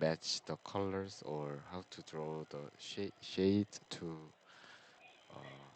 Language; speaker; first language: English; non-native, learner; Korean